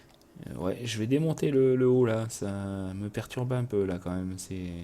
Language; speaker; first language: French; native; French